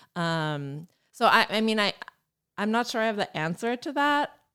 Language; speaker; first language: English; native; English